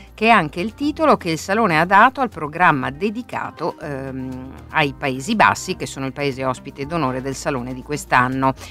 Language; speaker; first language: Italian; native; Italian